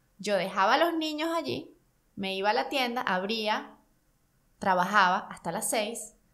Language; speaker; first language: Spanish; native; Spanish